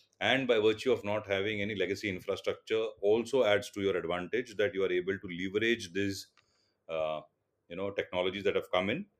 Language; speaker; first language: English; non-native, local second language; Tulu